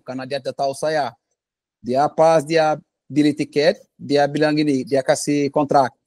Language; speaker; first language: Indonesian; non-native, fluent; Portuguese